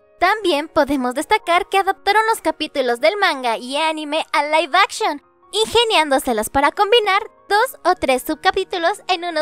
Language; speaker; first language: Spanish; native; Spanish